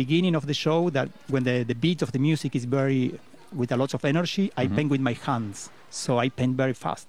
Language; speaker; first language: English; non-native, fluent; Spanish